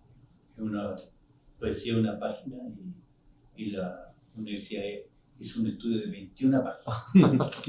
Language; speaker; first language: Spanish; non-native, local second language; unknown